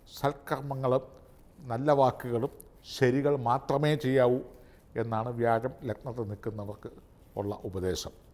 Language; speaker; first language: Malayalam; native; Malayalam